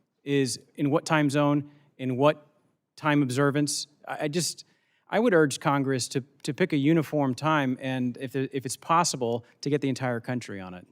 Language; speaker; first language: English; native; English